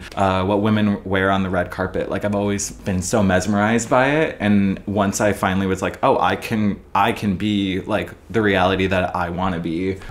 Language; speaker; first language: English; native; English